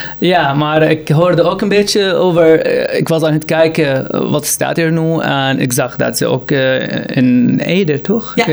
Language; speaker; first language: Dutch; non-native, fluent; Arabic